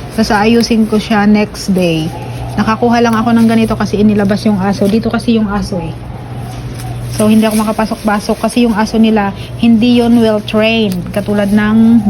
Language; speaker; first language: Filipino; non-native, local second language; Bikol